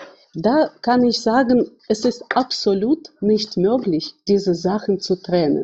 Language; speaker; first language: German; non-native, fluent; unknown